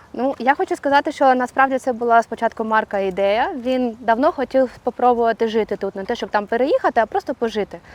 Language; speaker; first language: Ukrainian; non-native, local second language; Russian